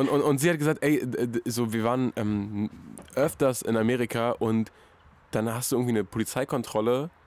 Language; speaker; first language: German; native; German